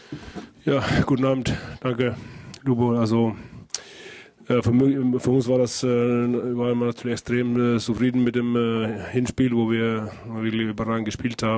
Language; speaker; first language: German; non-native, fluent; Icelandic